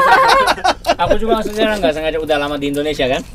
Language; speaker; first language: Indonesian; non-native, fluent; Korean